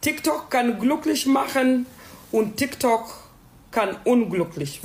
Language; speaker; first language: German; non-native, learner; Swahili